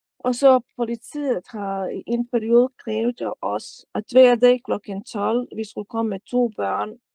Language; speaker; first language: Danish; non-native, fluent; Bosnian